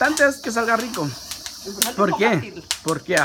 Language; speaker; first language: Spanish; native; Spanish